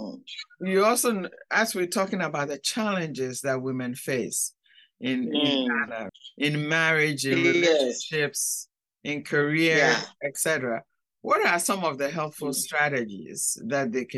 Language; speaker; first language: English; non-native, local second language; Akan